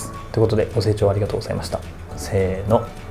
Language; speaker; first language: Japanese; native; Japanese